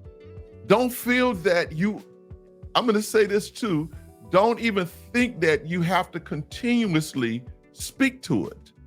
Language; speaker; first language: English; native; English